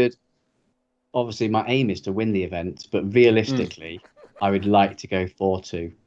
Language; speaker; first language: English; native; English